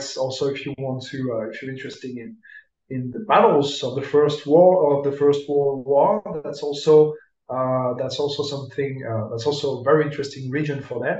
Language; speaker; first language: English; non-native, fluent; French